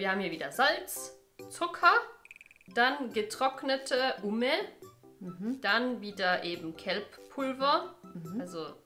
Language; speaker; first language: German; native; German